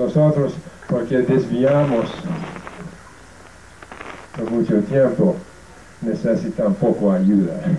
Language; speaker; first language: Spanish; non-native, fluent; English